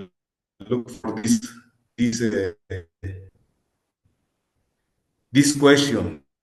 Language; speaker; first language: English; non-native, learner; Spanish